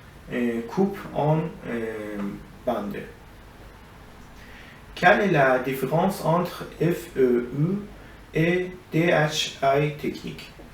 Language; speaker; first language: French; non-native, learner; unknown